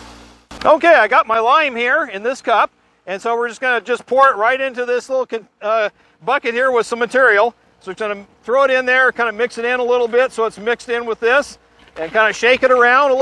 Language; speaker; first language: English; native; English